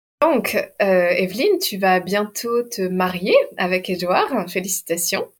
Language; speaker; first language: French; native; French